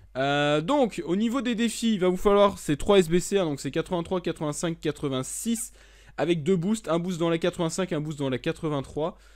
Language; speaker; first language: French; native; French